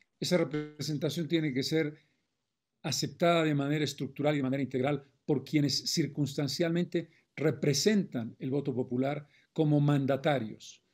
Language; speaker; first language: Spanish; native; Spanish